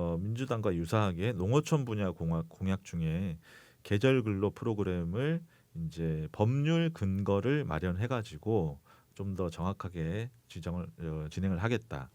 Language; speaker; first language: Korean; native; Korean